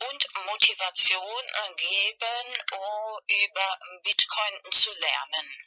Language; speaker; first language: German; non-native, learner; Spanish